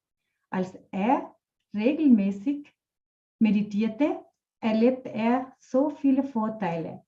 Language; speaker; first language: German; non-native, fluent; Telugu